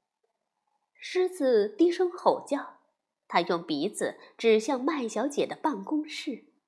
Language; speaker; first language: Chinese; native; Chinese